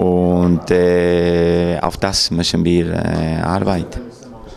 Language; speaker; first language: German; non-native, fluent; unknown